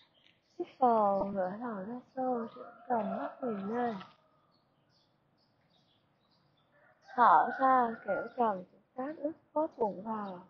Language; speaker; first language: Vietnamese; native; Vietnamese